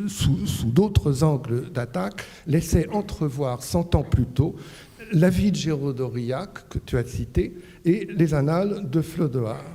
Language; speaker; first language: French; native; French